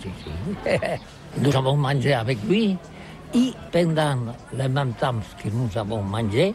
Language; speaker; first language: French; non-native, learner; Catalan